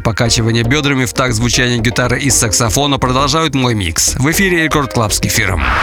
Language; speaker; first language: Russian; native; Russian